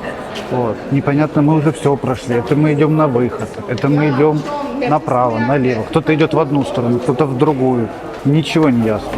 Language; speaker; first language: Russian; native; Russian